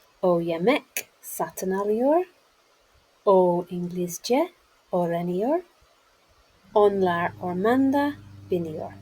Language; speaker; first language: Turkish; non-native, learner; English